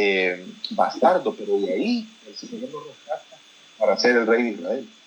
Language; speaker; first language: Spanish; native; Spanish